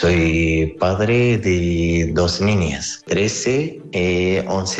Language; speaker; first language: Spanish; non-native, learner; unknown